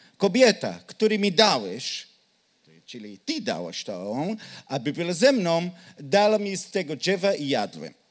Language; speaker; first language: Polish; non-native, learner; Hebrew